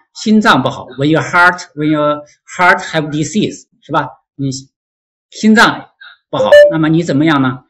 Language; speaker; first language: Chinese; native; Chinese